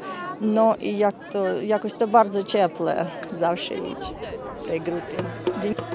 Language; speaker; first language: Polish; non-native, learner; Russian